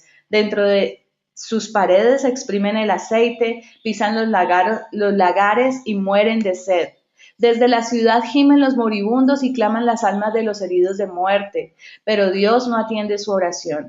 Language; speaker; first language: Spanish; native; Spanish